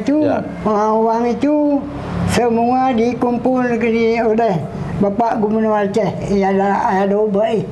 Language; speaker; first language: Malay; non-native, local second language; Achinese